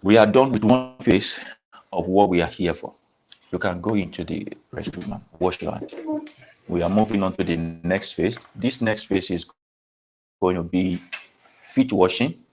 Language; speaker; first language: English; non-native, local second language; Yoruba